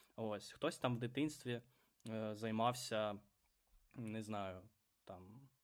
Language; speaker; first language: Ukrainian; non-native, local second language; Russian